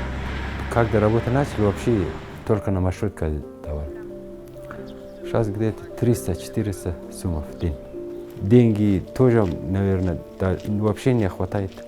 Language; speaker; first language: Russian; non-native, learner; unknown